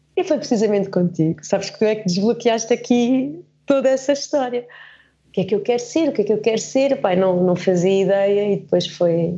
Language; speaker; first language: Portuguese; early bilingual, heritage; Portuguese